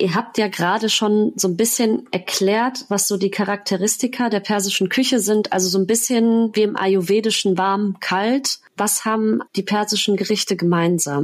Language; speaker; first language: German; native; German